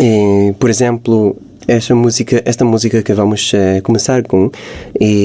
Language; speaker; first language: Portuguese; non-native, fluent; Hebrew